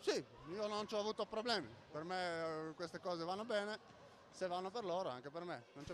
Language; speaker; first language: Italian; non-native, fluent; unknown